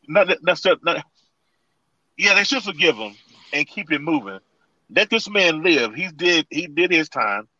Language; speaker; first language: English; native; English